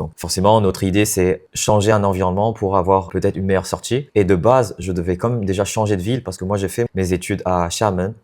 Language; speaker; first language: French; non-native, fluent; Chinese